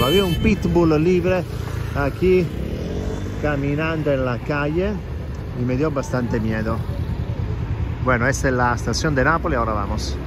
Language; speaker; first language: Spanish; non-native, fluent; Italian